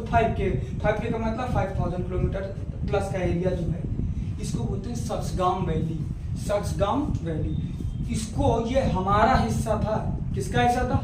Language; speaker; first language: Hindi; native; Hindi